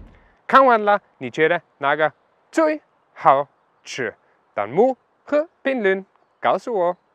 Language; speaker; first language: Chinese; non-native, learner; German